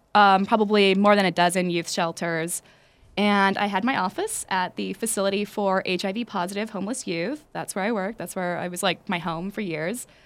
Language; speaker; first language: English; native; English